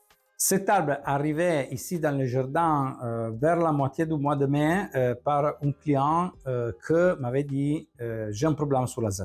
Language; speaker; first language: French; non-native, fluent; Italian